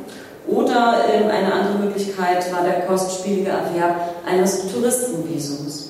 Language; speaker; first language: German; native; German